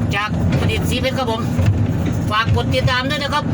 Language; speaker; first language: Thai; non-native, local second language; Northeastern Thai